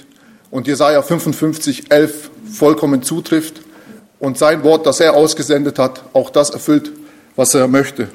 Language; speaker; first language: German; native; German